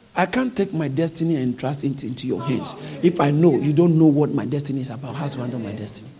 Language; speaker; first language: English; non-native, local second language; Akan